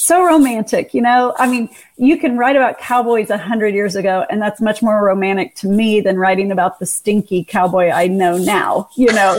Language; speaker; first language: English; native; English